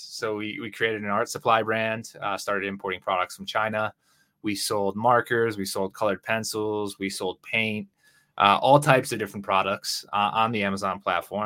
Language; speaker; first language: English; native; English